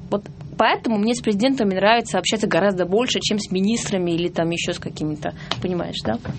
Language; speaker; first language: Russian; non-native, fluent; Georgian